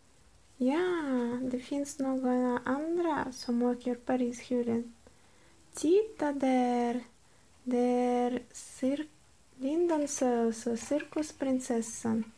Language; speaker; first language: Swedish; non-native, learner; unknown